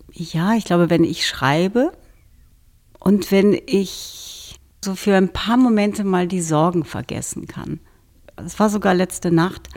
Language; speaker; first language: German; early bilingual, other home language; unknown